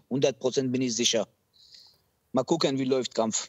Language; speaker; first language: German; non-native, learner; Georgian